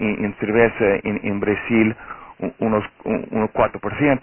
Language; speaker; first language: Spanish; non-native, fluent; Portuguese